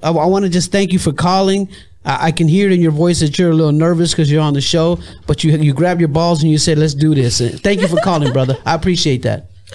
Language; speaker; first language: English; native; English